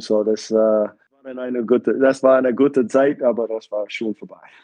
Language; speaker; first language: German; non-native, fluent; English